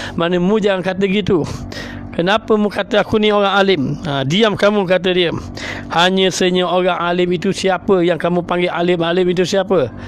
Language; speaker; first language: Malay; native; Malay